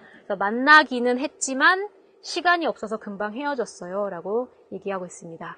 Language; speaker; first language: Korean; native; Korean